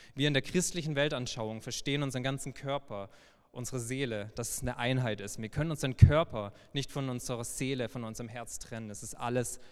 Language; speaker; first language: German; native; German